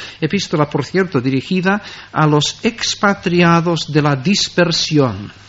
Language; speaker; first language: Spanish; non-native, fluent; English